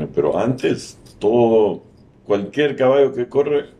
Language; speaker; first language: Spanish; non-native, fluent; Arabic